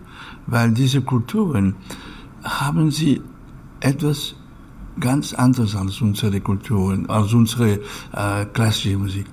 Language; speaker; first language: German; non-native, learner; Catalan